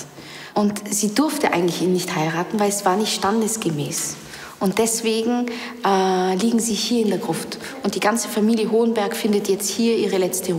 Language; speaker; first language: German; native; German